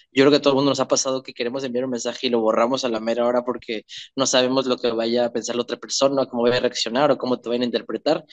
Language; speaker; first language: Spanish; native; Spanish